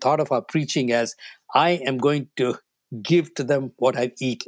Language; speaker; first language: English; non-native, local second language; Tamil